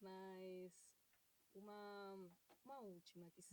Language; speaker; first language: Portuguese; non-native, fluent; Spanish